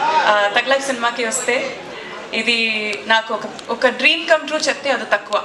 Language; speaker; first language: Telugu; non-native, local second language; Malayalam